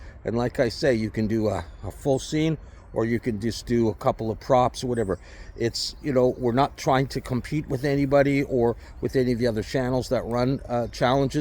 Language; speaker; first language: English; native; English